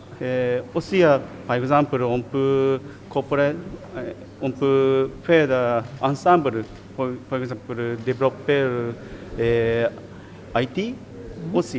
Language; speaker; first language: French; non-native, learner; Japanese